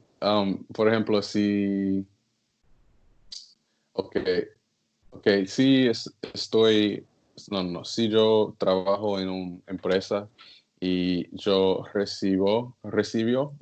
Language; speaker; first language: Spanish; non-native, learner; English